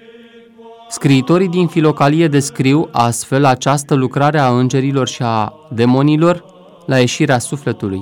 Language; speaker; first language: Romanian; native; Romanian